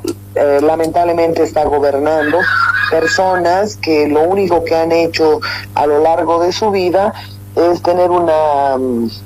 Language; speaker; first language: Spanish; native; Spanish